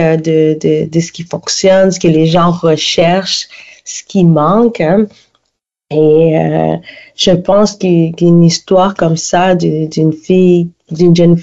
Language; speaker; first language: French; native; French